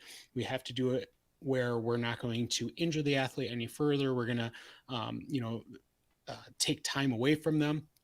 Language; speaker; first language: English; native; English